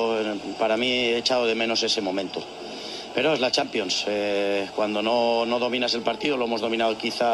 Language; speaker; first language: Spanish; native; Spanish